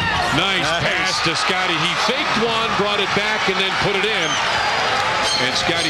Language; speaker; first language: English; native; English